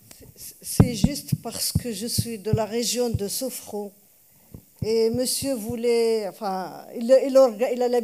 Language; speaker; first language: French; non-native, local second language; Arabic